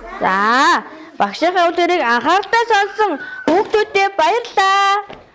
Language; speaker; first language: Mongolian; native; Mongolian